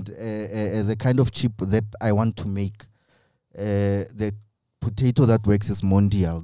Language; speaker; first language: English; non-native, local second language; Tswana